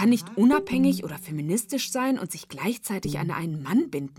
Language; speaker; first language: German; early bilingual, other home language; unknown